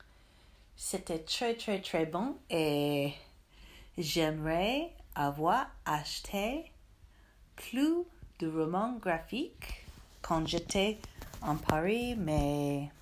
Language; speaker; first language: French; non-native, learner; English